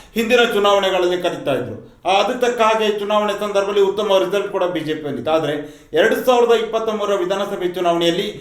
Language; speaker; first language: Kannada; native; Kannada